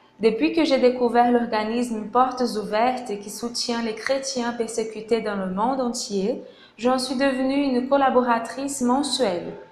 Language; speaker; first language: French; non-native, fluent; Portuguese